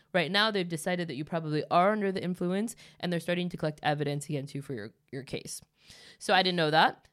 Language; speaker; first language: English; native; English